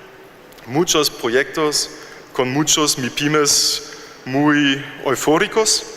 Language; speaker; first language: Spanish; non-native, learner; German